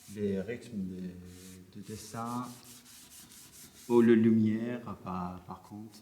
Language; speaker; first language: French; non-native, learner; Persian